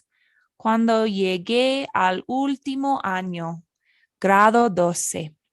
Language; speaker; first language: Spanish; non-native, fluent; English